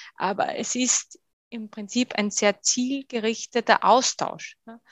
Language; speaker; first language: German; native; German